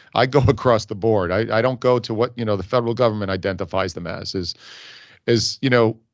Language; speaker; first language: English; native; English